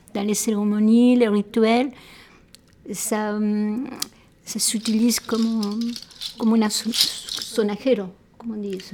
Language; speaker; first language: French; non-native, fluent; Spanish